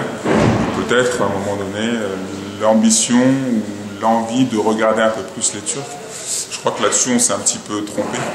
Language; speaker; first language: French; native; French